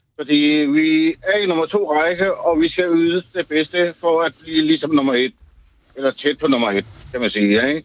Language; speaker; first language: Danish; early bilingual, other home language; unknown